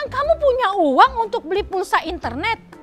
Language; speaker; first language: Indonesian; native; Indonesian